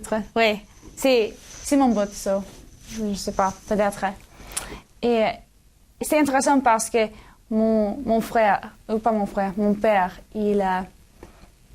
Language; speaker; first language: French; non-native, learner; English